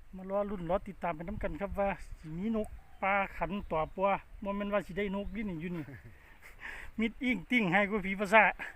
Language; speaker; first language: Thai; native; Thai